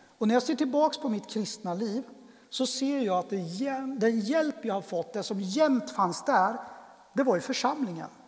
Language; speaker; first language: Swedish; native; Swedish